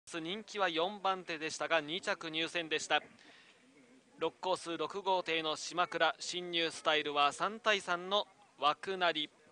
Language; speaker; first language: Japanese; native; Japanese